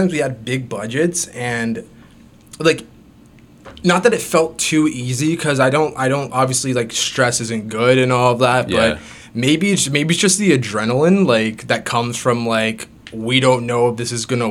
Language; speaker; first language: English; native; English